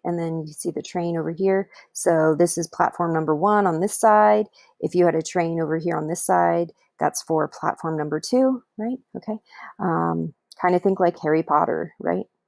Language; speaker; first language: English; native; English